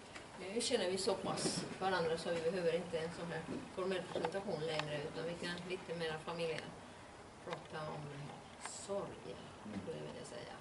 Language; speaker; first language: Swedish; non-native, fluent; Spanish